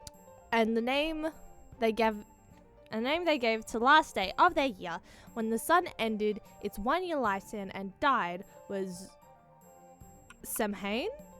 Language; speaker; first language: English; native; English